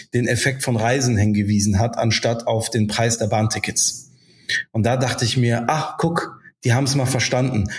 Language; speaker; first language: German; early bilingual, other home language; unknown